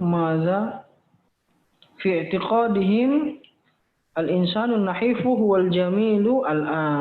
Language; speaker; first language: Arabic; non-native, fluent; Indonesian